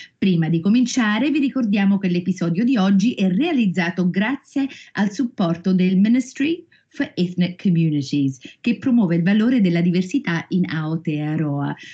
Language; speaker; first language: Italian; native; Italian